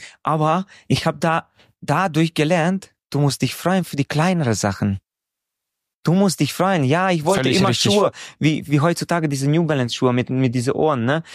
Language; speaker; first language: German; non-native, fluent; Hungarian